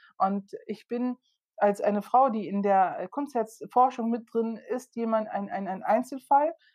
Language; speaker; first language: German; early bilingual, other home language; Turkish